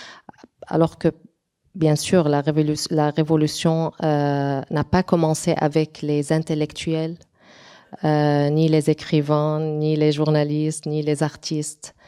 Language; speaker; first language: French; non-native, local second language; Arabic